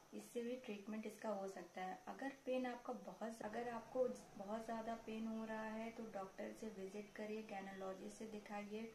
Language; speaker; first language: Hindi; native; Hindi